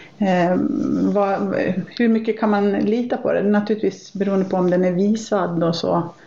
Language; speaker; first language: Swedish; native; Swedish